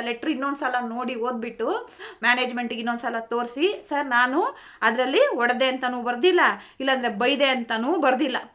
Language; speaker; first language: Kannada; non-native, local second language; Telugu